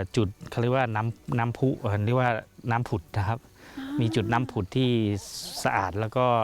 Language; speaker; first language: Thai; native; Thai